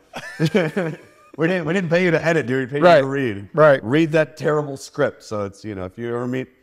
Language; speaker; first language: English; native; English